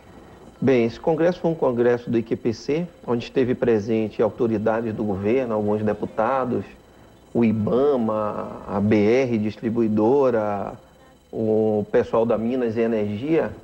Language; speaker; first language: Portuguese; native; Portuguese